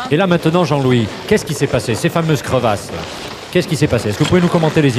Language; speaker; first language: French; native; French